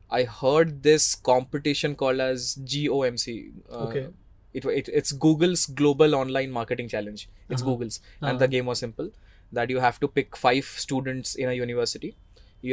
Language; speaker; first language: English; non-native, local second language; Odia